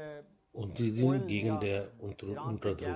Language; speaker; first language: German; non-native, learner; Urdu